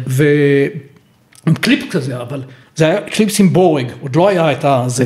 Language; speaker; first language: Hebrew; native; Hebrew